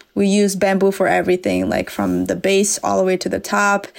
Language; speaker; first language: English; early bilingual, other home language; S'gaw Karen